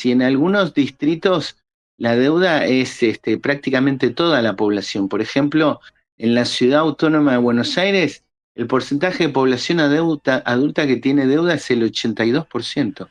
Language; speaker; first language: Spanish; native; Spanish